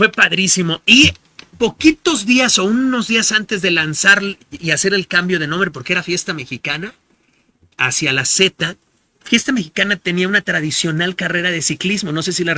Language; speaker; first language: Spanish; native; Spanish